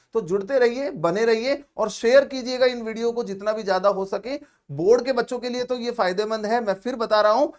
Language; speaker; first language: Hindi; native; Hindi